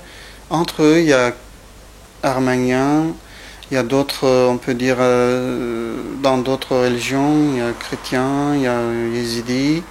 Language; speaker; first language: French; non-native, fluent; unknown